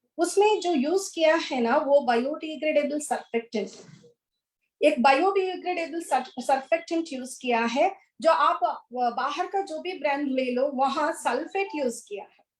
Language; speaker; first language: Hindi; non-native, local second language; Kannada